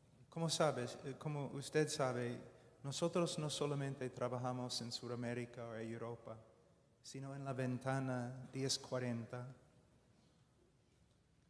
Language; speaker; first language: Spanish; non-native, fluent; English